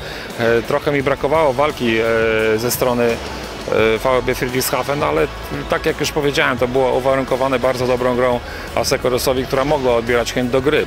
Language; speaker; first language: Polish; native; Polish